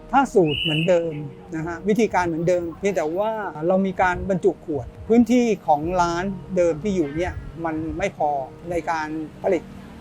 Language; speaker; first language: Thai; native; Thai